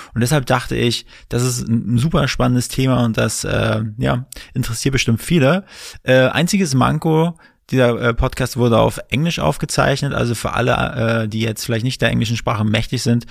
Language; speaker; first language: German; native; German